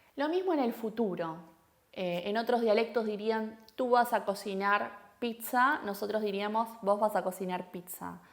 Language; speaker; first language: Spanish; native; Spanish